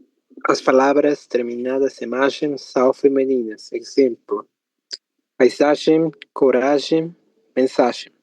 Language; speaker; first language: Portuguese; non-native, learner; Spanish